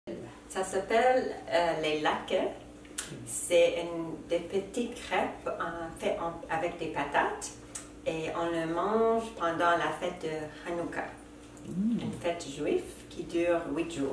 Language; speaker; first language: French; non-native, fluent; English